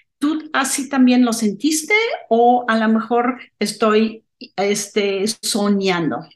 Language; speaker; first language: Spanish; non-native, fluent; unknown